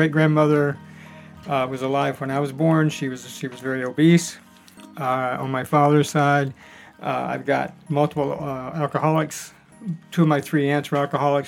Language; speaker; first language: English; native; English